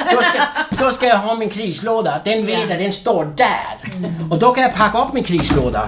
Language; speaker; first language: Swedish; non-native, fluent; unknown